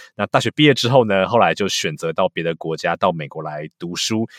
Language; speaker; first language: Chinese; native; Chinese